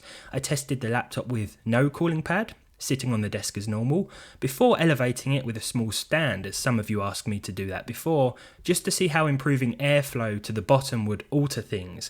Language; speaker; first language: English; native; English